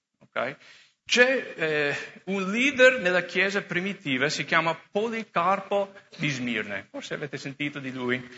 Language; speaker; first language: Italian; non-native, fluent; English